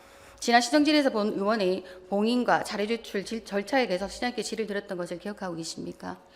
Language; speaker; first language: Korean; native; Korean